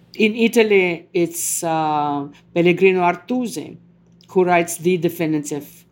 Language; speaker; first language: English; non-native, fluent; Russian